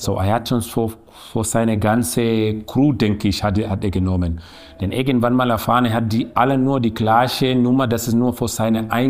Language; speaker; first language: German; non-native, learner; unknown